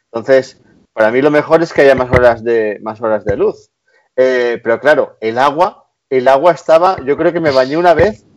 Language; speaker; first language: Spanish; native; Spanish